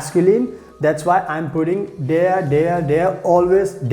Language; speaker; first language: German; non-native, fluent; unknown